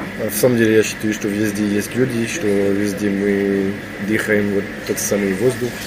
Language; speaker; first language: Russian; non-native, learner; French